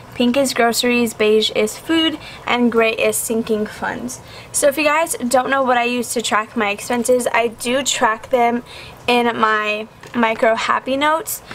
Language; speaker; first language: English; native; English